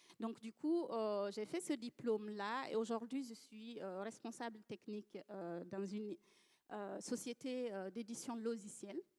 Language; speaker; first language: French; non-native, local second language; Fula